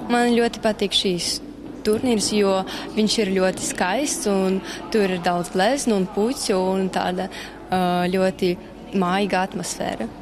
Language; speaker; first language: Latvian; non-native, local second language; Russian